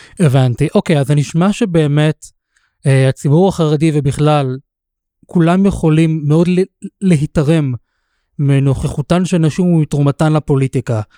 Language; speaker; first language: Hebrew; native; Hebrew